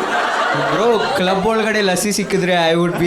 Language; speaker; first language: Kannada; native; Kannada